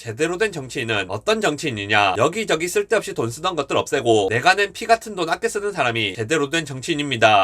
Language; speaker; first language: Korean; native; Korean